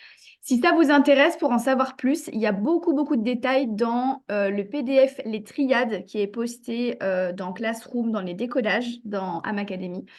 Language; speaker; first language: French; native; French